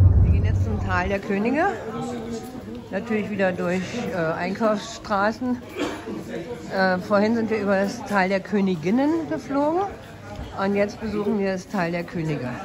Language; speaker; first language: German; native; German